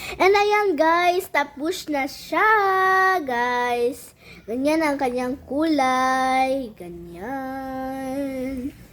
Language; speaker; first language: Filipino; non-native, local second language; Cebuano